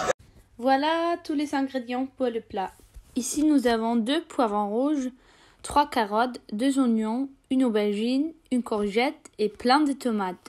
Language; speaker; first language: French; non-native, fluent; English